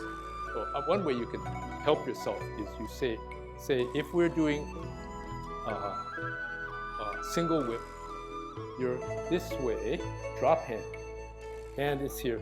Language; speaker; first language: English; native; English